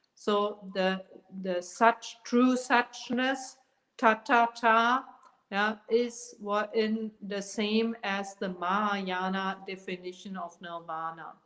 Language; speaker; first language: English; non-native, fluent; German